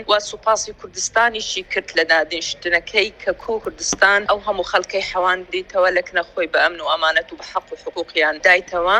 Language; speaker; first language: Central Kurdish; non-native, local second language; Kurdish